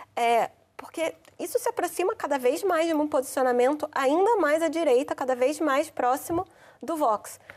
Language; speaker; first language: Portuguese; native; Portuguese